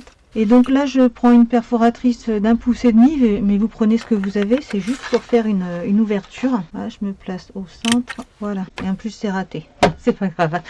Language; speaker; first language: French; native; French